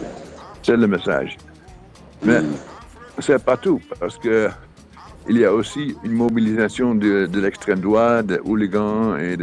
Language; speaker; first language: French; non-native, fluent; Dutch